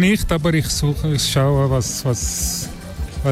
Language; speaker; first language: German; non-native, learner; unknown